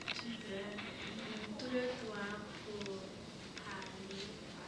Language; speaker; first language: French; early bilingual, heritage; French